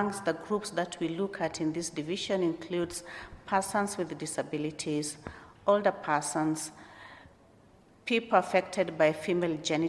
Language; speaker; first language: English; non-native, local second language; Luo (Kenya and Tanzania)